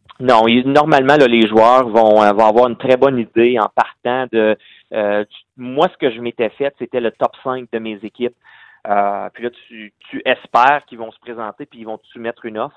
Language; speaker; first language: French; native; French